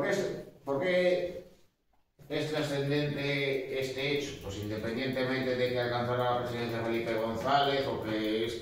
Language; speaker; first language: Spanish; native; Spanish